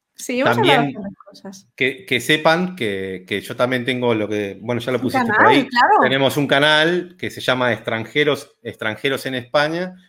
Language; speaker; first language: Spanish; native; Spanish